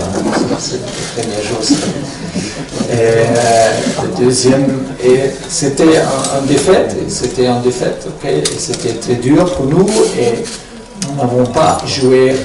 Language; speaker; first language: French; non-native, fluent; German